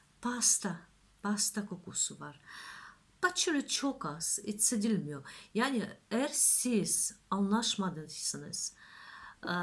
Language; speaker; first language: Turkish; non-native, learner; Russian